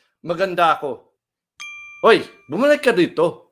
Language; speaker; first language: Filipino; non-native, fluent; English